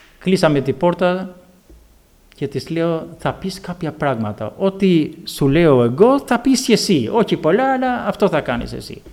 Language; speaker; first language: Greek; non-native, fluent; Albanian